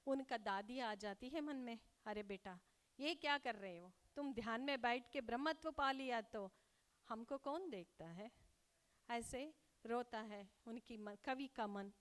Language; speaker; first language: Hindi; non-native, local second language; Kannada